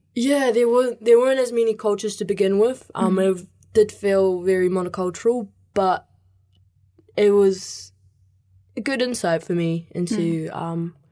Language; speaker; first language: English; early bilingual, other home language; Spanish